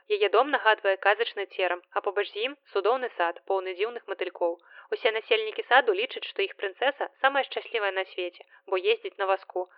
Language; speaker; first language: Belarusian; native; Belarusian